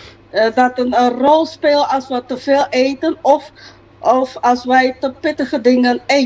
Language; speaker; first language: Dutch; non-native, local second language; Papiamento